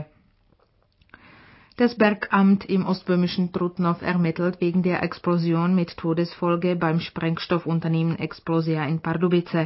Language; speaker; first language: German; non-native, fluent; Czech